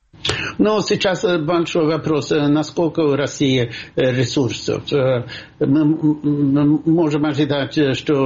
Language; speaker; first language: Russian; non-native, fluent; Swedish